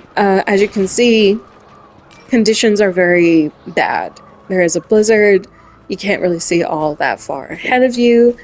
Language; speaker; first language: English; native; English